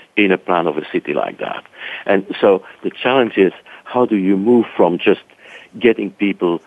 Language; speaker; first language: English; non-native, fluent; French